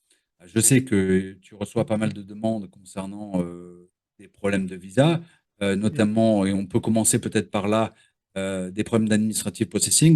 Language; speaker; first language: French; native; French